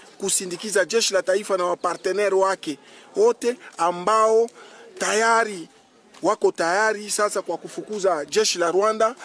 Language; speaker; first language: Swahili; native; Swahili